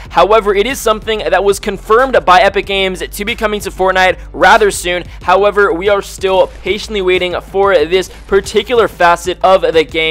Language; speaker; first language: English; native; English